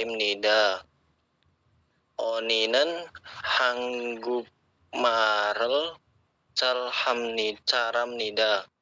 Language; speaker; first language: Korean; non-native, learner; Indonesian